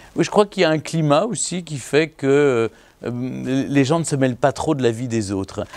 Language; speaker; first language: French; native; French